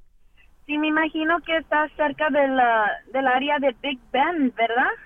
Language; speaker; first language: Spanish; early bilingual, heritage; English